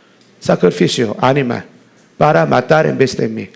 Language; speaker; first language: Spanish; non-native, learner; Korean